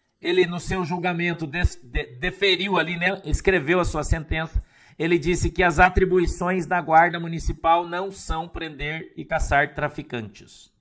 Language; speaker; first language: Portuguese; native; Portuguese